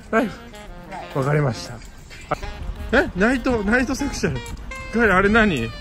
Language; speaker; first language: Japanese; native; Japanese